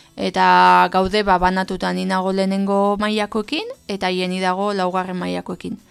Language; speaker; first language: Basque; native; Basque